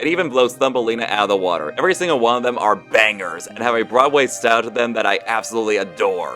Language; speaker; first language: English; native; English